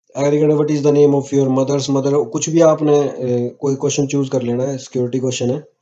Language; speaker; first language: Hindi; native; Hindi